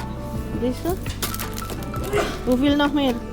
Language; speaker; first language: Dutch; non-native, learner; Indonesian